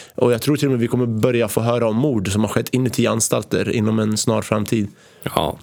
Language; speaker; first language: Swedish; early bilingual, other home language; Arabic